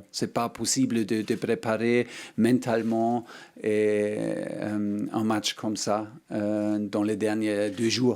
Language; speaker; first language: French; non-native, learner; German